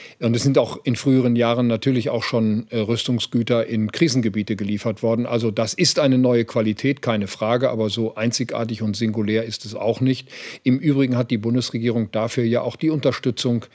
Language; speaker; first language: German; native; German